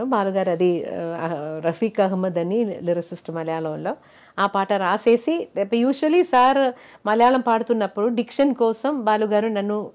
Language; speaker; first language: Telugu; non-native, local second language; Malayalam